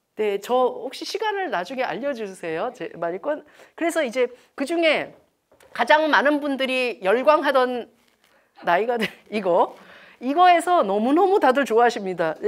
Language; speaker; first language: Korean; native; Korean